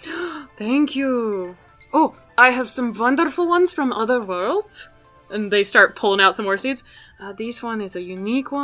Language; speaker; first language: English; native; English